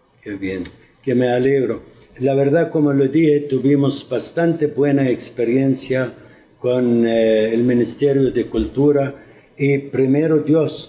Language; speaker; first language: Spanish; non-native, fluent; Arabic